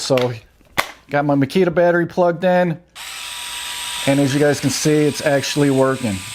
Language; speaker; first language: English; native; English